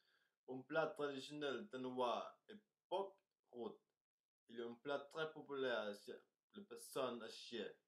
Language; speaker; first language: French; non-native, learner; Danish